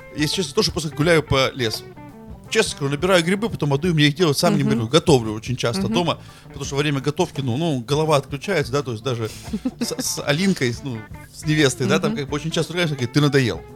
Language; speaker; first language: Russian; native; Russian